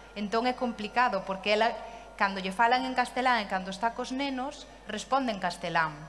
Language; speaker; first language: Galician; native; Galician